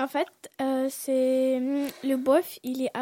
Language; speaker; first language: French; non-native, learner; Russian